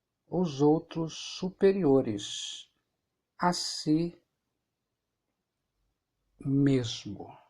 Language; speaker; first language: Portuguese; native; Portuguese